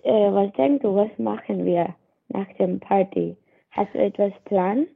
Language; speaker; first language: German; non-native, learner; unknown